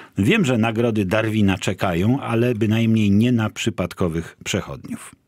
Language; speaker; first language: Polish; native; Polish